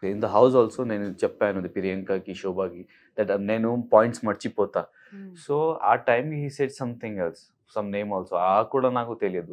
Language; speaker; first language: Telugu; non-native, learner; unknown